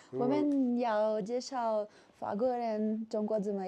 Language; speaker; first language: Chinese; non-native, learner; French